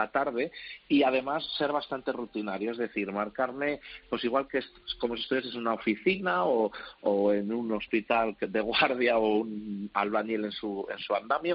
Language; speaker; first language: Spanish; native; Spanish